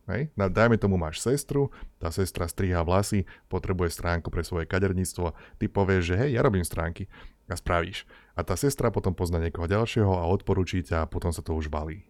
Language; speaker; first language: Slovak; native; Slovak